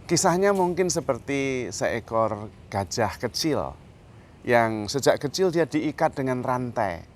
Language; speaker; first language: Indonesian; native; Indonesian